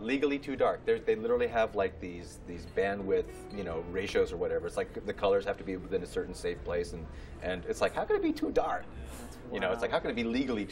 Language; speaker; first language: English; native; English